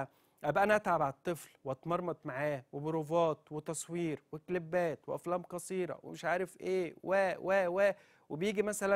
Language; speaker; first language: Arabic; native; Arabic